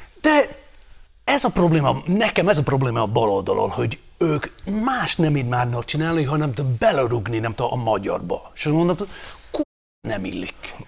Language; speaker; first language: Hungarian; non-native, fluent; English